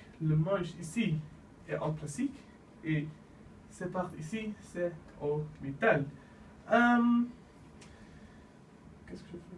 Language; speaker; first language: French; non-native, learner; Dutch